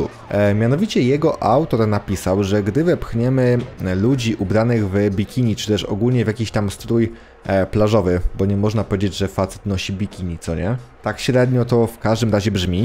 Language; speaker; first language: Polish; native; Polish